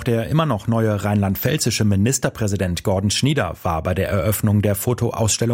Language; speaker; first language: German; native; German